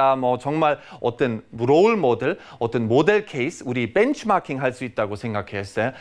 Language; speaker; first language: Korean; non-native, fluent; German